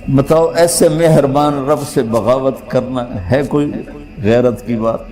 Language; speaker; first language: Urdu; non-native, local second language; Punjabi